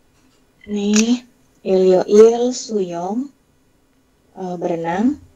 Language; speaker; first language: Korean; non-native, learner; Indonesian